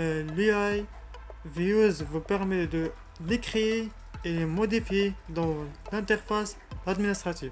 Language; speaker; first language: French; non-native, learner; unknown